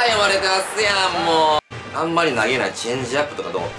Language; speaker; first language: Japanese; native; Japanese